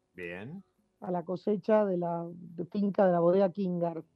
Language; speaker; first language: Spanish; native; Spanish